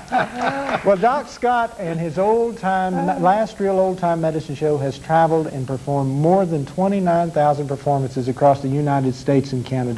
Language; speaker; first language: English; native; English